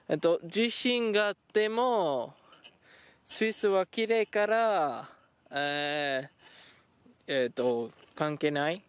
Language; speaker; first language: Japanese; non-native, learner; French